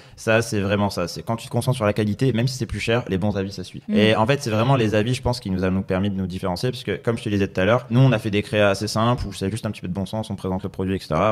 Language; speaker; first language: French; native; French